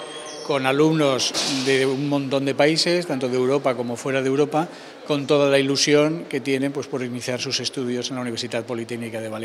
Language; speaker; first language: Spanish; native; Spanish